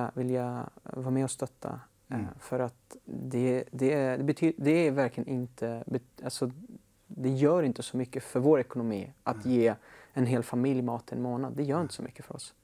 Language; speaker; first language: Swedish; native; Swedish